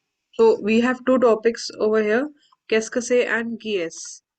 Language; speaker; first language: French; non-native, fluent; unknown